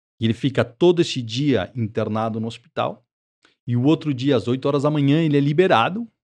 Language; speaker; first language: Portuguese; early bilingual, other home language; Spanish